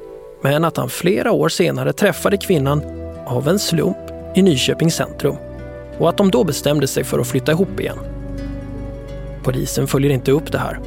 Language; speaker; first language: Swedish; native; Swedish